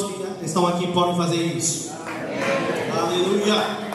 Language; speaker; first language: Portuguese; native; Portuguese